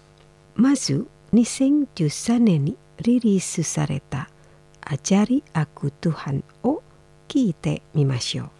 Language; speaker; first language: Japanese; non-native, fluent; Indonesian